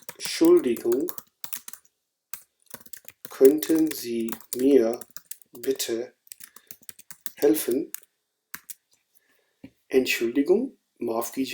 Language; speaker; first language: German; non-native, fluent; Urdu